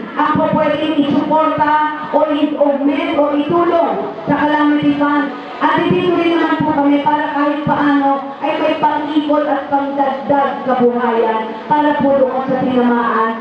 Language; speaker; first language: Filipino; native; Filipino